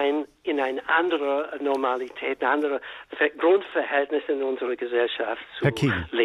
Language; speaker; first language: German; non-native, fluent; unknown